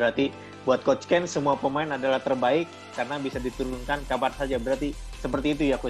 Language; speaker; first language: Indonesian; native; Indonesian